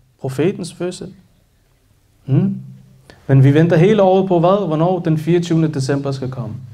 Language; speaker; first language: Danish; early bilingual, other home language; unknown